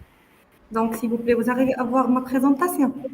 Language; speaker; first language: French; non-native, local second language; Arabic